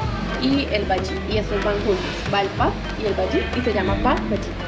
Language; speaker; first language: Spanish; native; Spanish